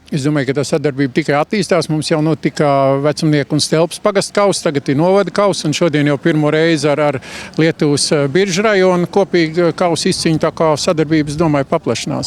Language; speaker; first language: Latvian; native; Latvian